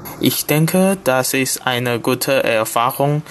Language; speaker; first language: German; non-native, learner; Chinese